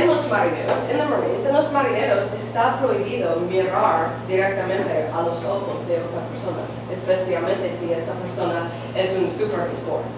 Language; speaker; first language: Spanish; non-native, fluent; English